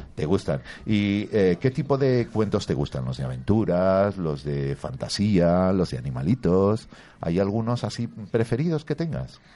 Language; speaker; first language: Spanish; native; Spanish